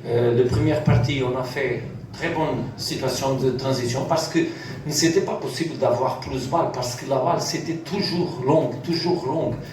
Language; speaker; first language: French; non-native, learner; Portuguese